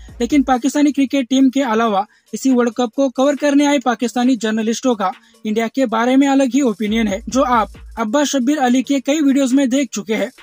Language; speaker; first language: Hindi; native; Hindi